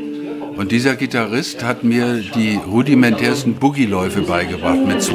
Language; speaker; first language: German; native; German